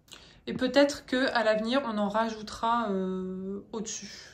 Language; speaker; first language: French; native; French